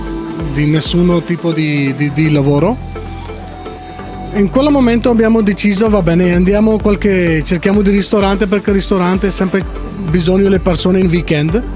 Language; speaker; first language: Italian; non-native, learner; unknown